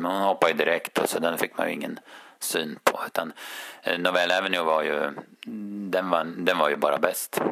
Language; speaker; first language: Swedish; native; Swedish